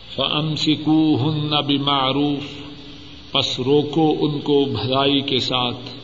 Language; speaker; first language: Urdu; non-native, local second language; Punjabi